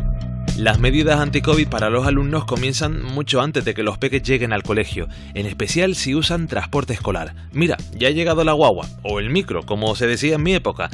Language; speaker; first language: Spanish; native; Spanish